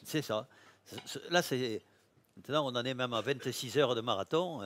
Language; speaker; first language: French; native; French